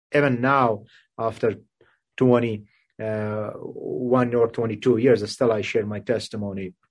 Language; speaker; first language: English; non-native, fluent; Persian